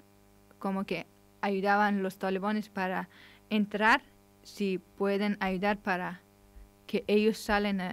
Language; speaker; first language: Spanish; non-native, learner; Persian